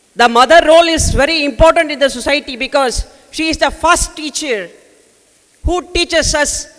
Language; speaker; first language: English; non-native, local second language; Tamil